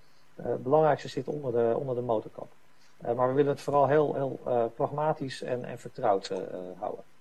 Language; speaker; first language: Dutch; native; Dutch